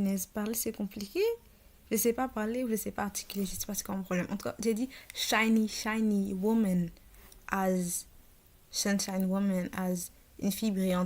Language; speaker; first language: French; early bilingual, other home language; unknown